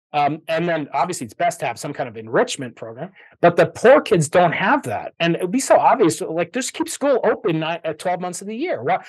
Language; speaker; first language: English; native; English